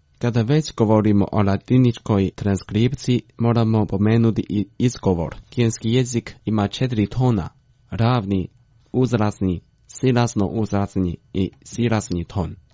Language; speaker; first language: Croatian; non-native, fluent; Chinese